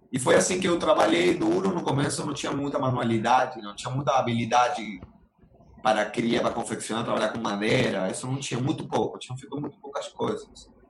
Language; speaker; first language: Portuguese; non-native, fluent; Spanish